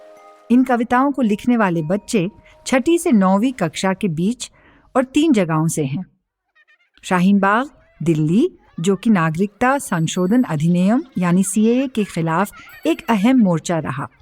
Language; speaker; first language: Hindi; native; Hindi